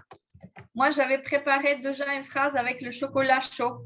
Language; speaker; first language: French; non-native, fluent; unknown